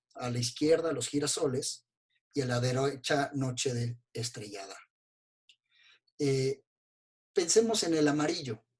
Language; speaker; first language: Spanish; native; Spanish